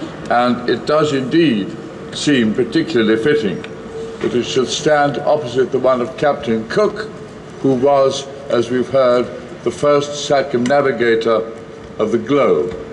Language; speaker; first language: English; native; English